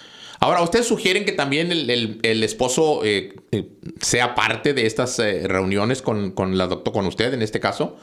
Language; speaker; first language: Spanish; native; Spanish